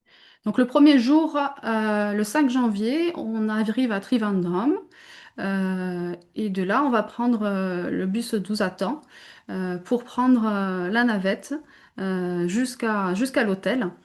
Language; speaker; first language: French; native; French